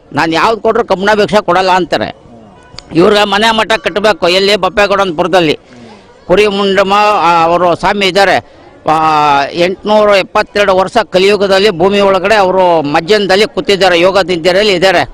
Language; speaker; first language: Kannada; native; Kannada